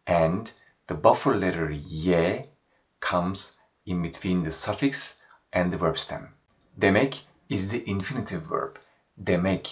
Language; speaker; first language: English; non-native, fluent; Turkish